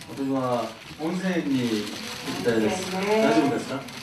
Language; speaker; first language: Japanese; non-native, learner; Korean